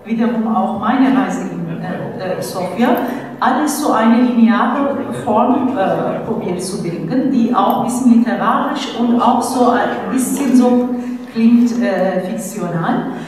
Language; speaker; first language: German; non-native, fluent; Turkish